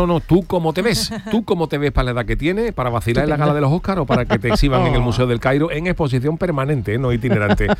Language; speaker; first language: Spanish; native; Spanish